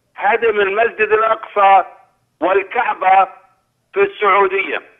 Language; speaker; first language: Arabic; native; Arabic